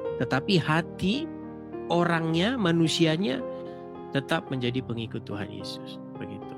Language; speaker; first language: Indonesian; native; Indonesian